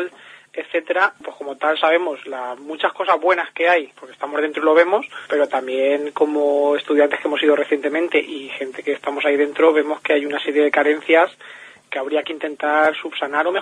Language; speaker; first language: Spanish; native; Spanish